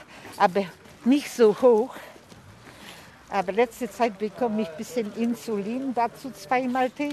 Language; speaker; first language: German; non-native, fluent; Polish